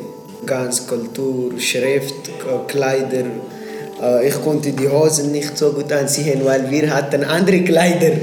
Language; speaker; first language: German; non-native, learner; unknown